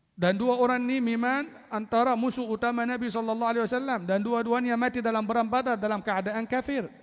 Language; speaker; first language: Malay; non-native, fluent; Arabic